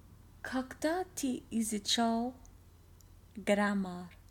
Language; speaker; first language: Russian; non-native, learner; English